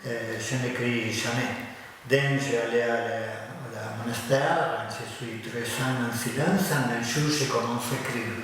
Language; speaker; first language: French; non-native, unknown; Spanish